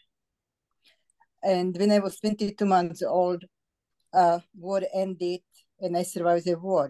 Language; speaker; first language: English; non-native, fluent; Slovak